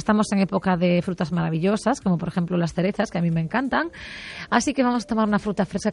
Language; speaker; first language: Spanish; native; Spanish